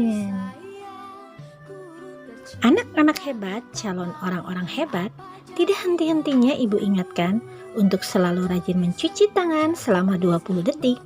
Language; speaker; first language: Indonesian; native; Indonesian